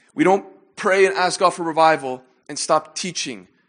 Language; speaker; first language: English; native; English